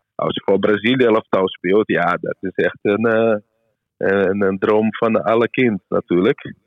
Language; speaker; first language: Dutch; non-native, learner; Portuguese